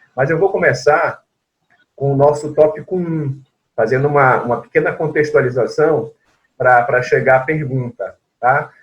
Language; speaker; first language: Portuguese; native; Portuguese